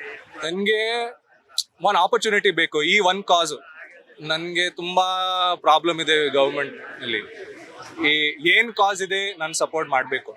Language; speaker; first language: Kannada; non-native, learner; Hindi